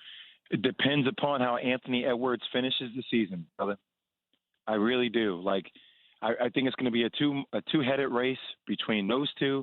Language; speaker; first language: English; native; English